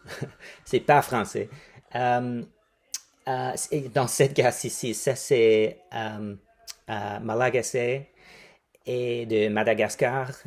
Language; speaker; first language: French; non-native, fluent; English